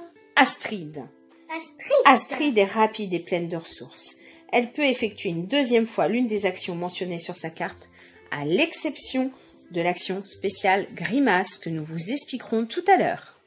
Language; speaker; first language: French; native; French